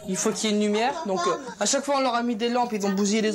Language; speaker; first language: French; native; French